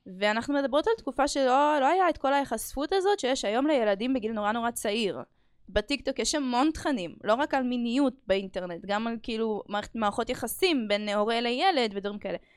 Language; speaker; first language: Hebrew; early bilingual, other home language; Russian